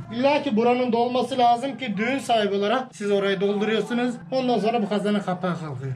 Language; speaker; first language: Turkish; native; Turkish